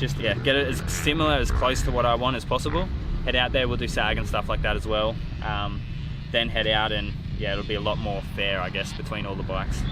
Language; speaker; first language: English; native; English